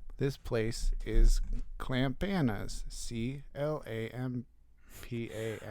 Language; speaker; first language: English; native; English